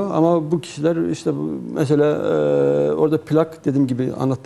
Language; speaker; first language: Turkish; native; Turkish